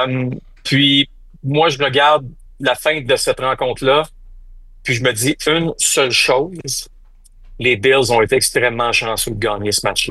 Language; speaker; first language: French; native; French